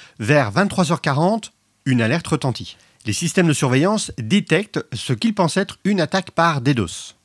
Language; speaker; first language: French; native; French